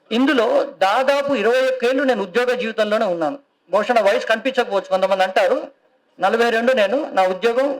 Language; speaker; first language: Telugu; native; Telugu